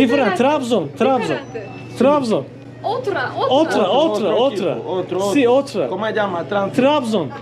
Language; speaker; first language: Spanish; non-native, learner; Turkish